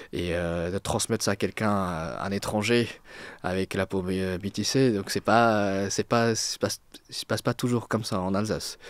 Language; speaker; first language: French; non-native, fluent; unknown